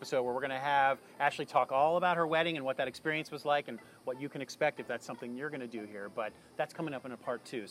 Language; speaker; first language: English; native; English